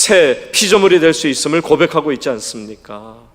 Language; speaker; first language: Korean; native; Korean